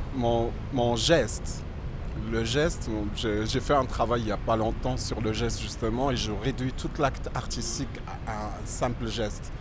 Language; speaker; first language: French; non-native, local second language; Berber languages